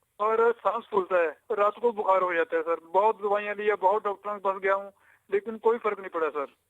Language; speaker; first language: Hindi; non-native, local second language; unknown